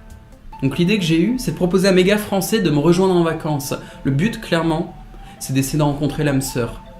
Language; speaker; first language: French; native; French